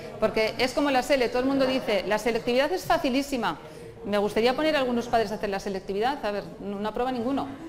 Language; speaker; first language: Spanish; non-native, local second language; Basque